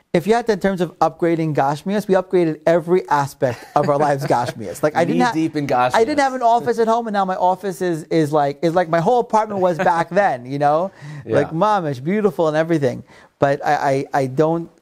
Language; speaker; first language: English; non-native, fluent; Hebrew